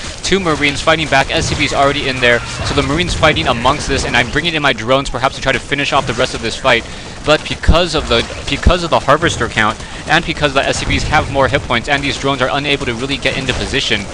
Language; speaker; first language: English; native; English